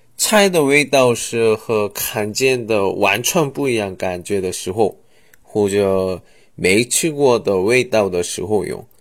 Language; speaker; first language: Chinese; non-native, fluent; Korean